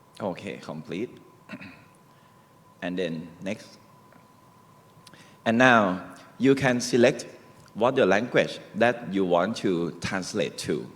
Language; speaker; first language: English; non-native, learner; Thai